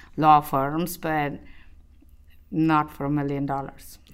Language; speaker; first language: English; non-native, local second language; Tamil